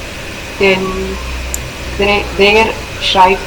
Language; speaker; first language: German; non-native, learner; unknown